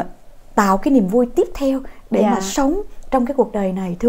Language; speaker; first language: Vietnamese; native; Vietnamese